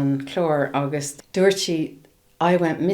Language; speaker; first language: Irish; non-native, learner; English